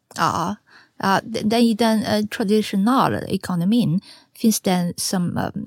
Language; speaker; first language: Swedish; non-native, fluent; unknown